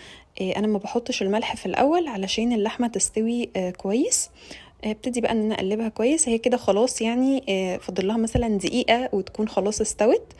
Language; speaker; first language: Arabic; native; Arabic